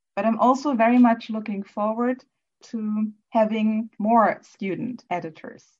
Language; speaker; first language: English; non-native, fluent; German